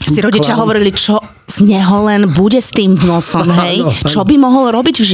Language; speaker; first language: Slovak; native; Slovak